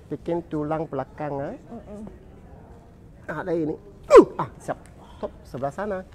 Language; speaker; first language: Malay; non-native, local second language; Cantonese